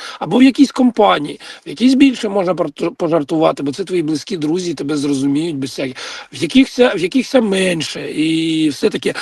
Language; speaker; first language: Ukrainian; non-native, local second language; Russian